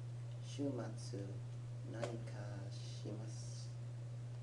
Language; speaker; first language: Japanese; non-native, learner; English